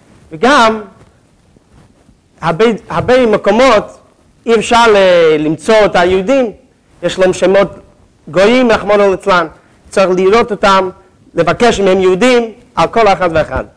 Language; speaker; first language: Hebrew; non-native, fluent; French